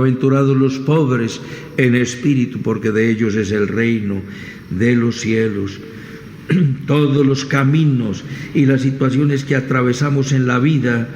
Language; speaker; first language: Spanish; native; Spanish